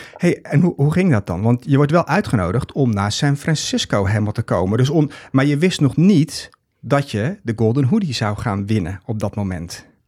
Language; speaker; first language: Dutch; native; Dutch